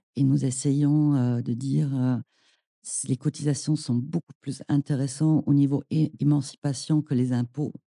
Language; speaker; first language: French; non-native, fluent; German